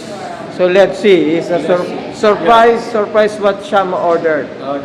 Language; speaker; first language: English; non-native, local second language; Filipino